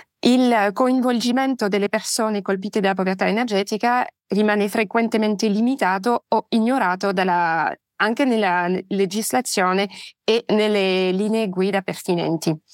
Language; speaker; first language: Italian; non-native, fluent; French